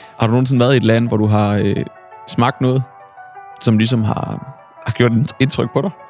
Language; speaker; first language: Danish; native; Danish